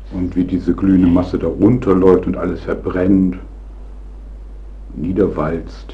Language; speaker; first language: German; native; German